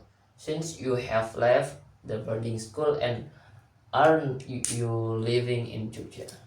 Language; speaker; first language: English; non-native, learner; Indonesian